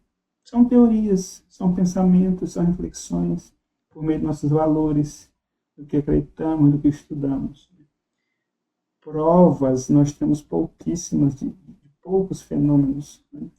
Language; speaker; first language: Portuguese; native; Portuguese